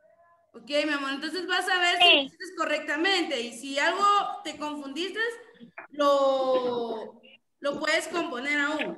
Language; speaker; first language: Spanish; native; Spanish